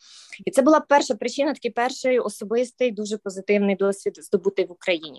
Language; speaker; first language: Ukrainian; native; Ukrainian